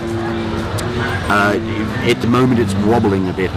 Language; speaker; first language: English; native; English